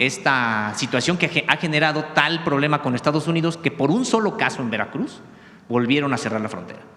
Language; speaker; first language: Spanish; native; Spanish